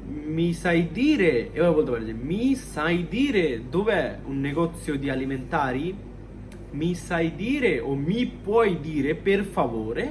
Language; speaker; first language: Italian; non-native, fluent; Bangla